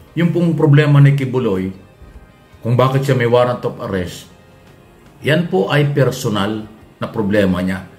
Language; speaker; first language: Filipino; native; Filipino